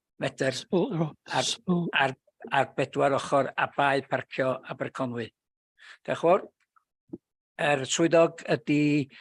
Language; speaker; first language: Welsh; native; Welsh